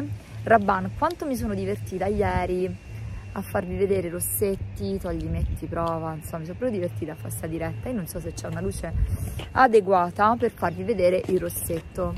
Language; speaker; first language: Italian; native; Italian